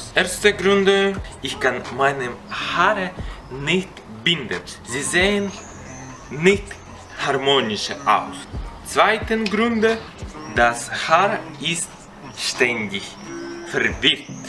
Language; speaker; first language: German; non-native, learner; Russian